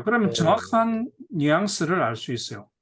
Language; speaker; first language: Korean; native; Korean